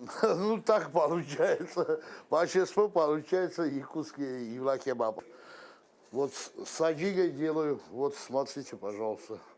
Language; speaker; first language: Russian; non-native, fluent; Armenian